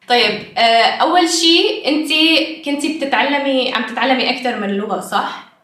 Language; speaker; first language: Arabic; native; Arabic